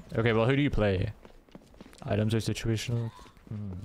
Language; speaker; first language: English; native; English